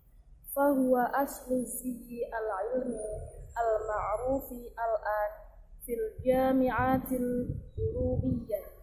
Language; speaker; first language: Arabic; non-native, learner; Indonesian